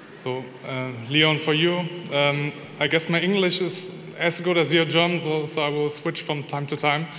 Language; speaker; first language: English; non-native, fluent; German